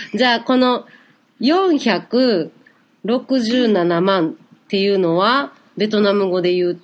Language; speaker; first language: Japanese; native; Japanese